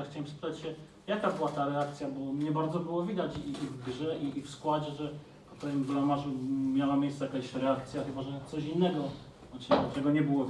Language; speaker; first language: Polish; native; Polish